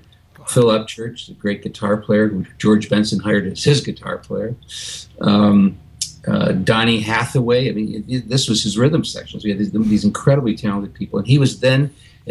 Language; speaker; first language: English; native; English